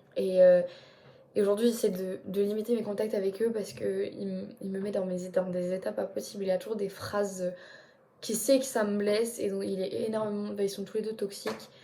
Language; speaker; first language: French; native; French